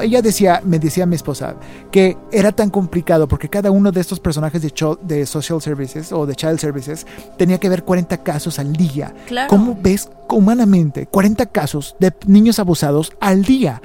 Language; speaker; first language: Spanish; native; Spanish